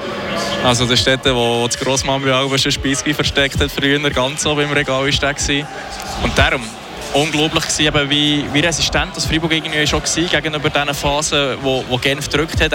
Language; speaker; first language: German; native; German